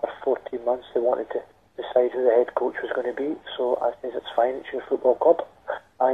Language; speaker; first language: English; native; English